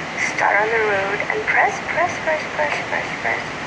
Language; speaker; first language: English; non-native, learner; Thai